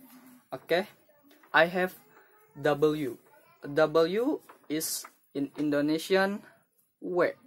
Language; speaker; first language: English; non-native, learner; Indonesian